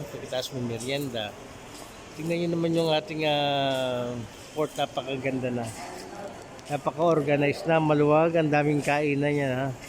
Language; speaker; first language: Filipino; native; Filipino